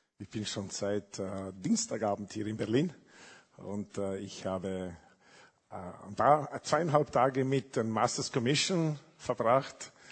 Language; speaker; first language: German; non-native, fluent; Italian